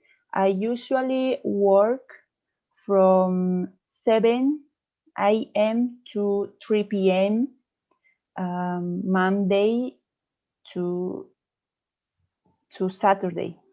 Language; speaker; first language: English; non-native, learner; Spanish